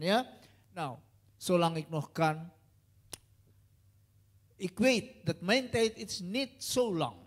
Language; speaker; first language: Dutch; non-native, learner; Indonesian